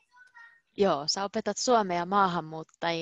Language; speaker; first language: Finnish; native; Finnish